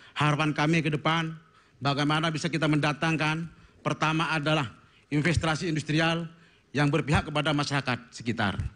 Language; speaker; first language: Indonesian; non-native, local second language; Madurese